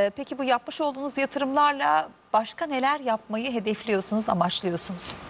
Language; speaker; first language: Turkish; native; Turkish